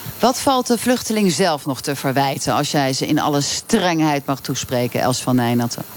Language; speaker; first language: Dutch; native; Dutch